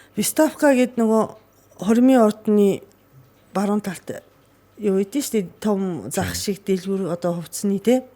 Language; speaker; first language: Mongolian; non-native, fluent; Japanese